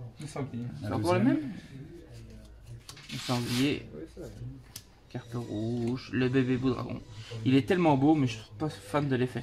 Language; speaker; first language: French; native; French